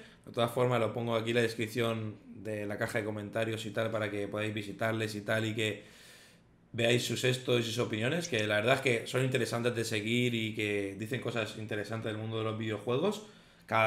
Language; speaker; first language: Spanish; native; Spanish